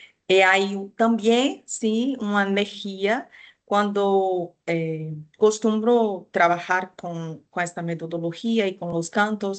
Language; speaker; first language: Spanish; non-native, fluent; Portuguese